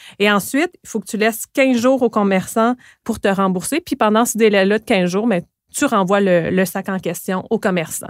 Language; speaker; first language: French; native; French